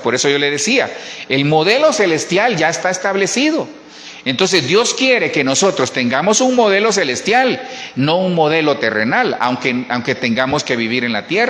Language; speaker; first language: Spanish; native; Spanish